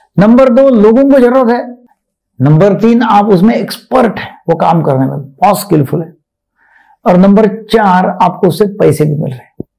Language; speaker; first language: Hindi; non-native, local second language; Marathi